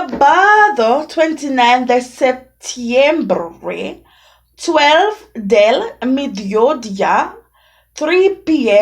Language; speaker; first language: Spanish; non-native, learner; English